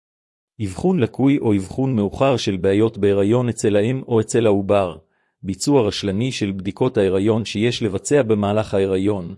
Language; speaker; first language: Hebrew; native; Hebrew